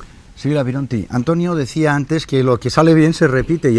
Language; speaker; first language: Spanish; native; Spanish